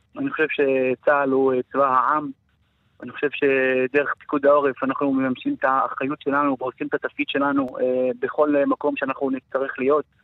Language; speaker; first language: Hebrew; non-native, local second language; Arabic